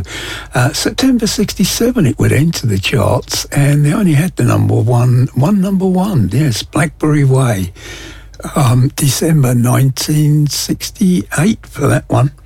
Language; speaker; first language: English; native; English